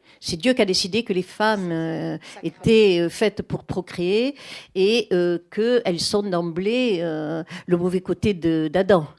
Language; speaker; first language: French; native; French